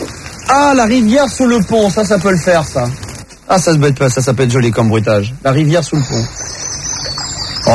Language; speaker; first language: French; native; French